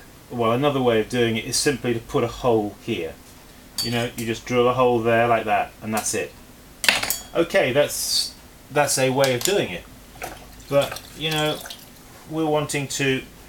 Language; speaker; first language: English; native; English